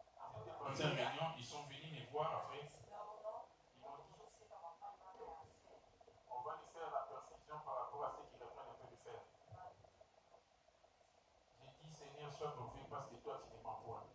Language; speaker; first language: French; non-native, local second language; Lingala